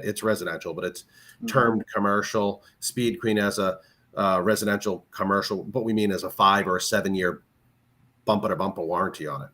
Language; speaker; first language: English; native; English